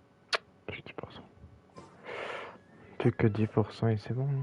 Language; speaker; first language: French; native; French